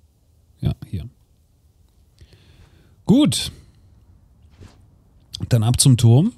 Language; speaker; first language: German; native; German